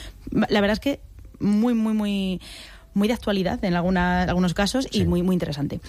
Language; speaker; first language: Spanish; native; Spanish